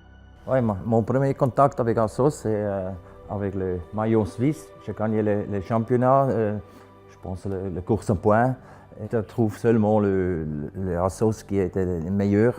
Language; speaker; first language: French; non-native, local second language; German